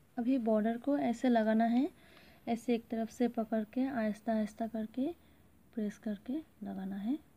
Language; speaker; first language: Hindi; non-native, local second language; Bangla